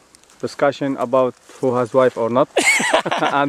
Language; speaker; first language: English; non-native, learner; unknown